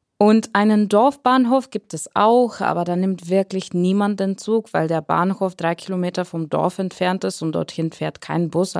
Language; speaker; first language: German; non-native, fluent; Bulgarian